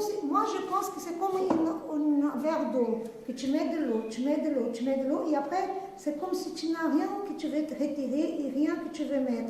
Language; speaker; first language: French; non-native, fluent; Portuguese